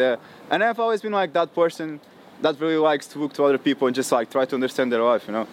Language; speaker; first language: English; non-native, fluent; Portuguese